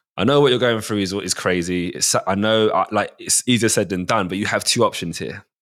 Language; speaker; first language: English; native; English